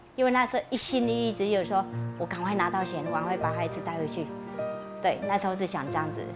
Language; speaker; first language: Chinese; non-native, fluent; Vietnamese